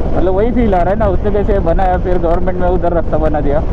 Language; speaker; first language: Hindi; non-native, local second language; Marathi